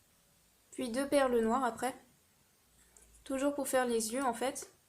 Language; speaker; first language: French; native; French